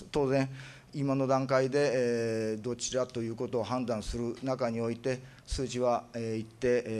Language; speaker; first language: Japanese; native; Japanese